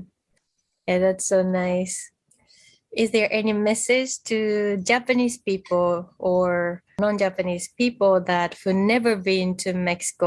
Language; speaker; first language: English; non-native, fluent; Japanese